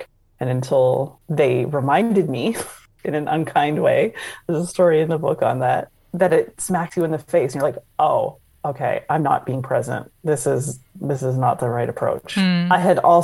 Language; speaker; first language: English; native; English